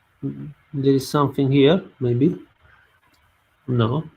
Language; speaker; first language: English; non-native, learner; Italian